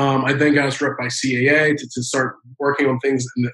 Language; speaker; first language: English; native; English